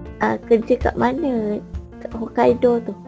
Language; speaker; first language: Japanese; non-native, learner; Malay